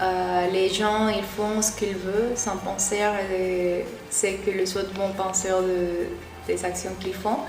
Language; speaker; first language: French; non-native, learner; Spanish